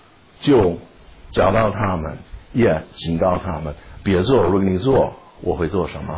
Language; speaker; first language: Chinese; non-native, fluent; English